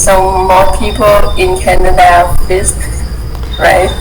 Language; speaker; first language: English; non-native, learner; Vietnamese